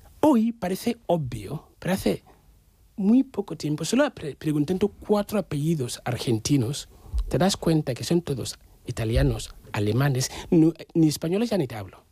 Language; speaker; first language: Spanish; non-native, fluent; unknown